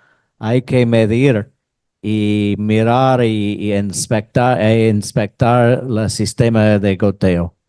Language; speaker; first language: Spanish; non-native, fluent; English